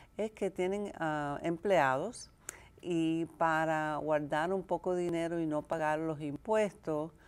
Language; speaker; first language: Spanish; early bilingual, heritage; Spanish